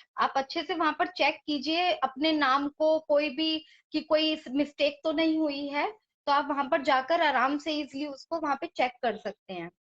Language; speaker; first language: Hindi; native; Hindi